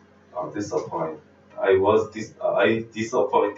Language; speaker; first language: English; non-native, learner; Korean